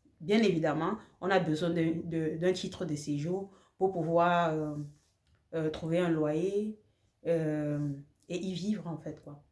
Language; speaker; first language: French; native; French